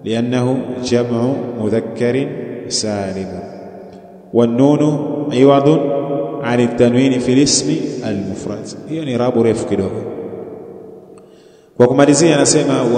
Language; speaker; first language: Arabic; non-native, fluent; Swahili